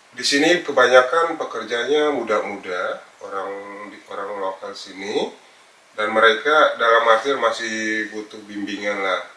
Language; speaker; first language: Indonesian; native; Indonesian